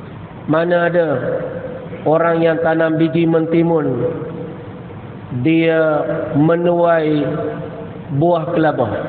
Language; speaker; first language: Malay; native; Malay